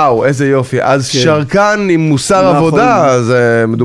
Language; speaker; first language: Hebrew; native; Hebrew